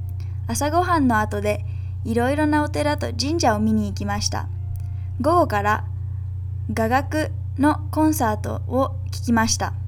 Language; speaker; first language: Japanese; non-native, learner; English